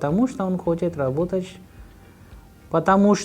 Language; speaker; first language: Russian; non-native, fluent; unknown